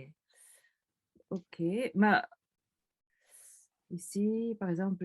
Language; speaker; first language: French; non-native, fluent; Korean